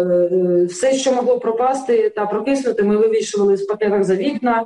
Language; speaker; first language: Ukrainian; native; Ukrainian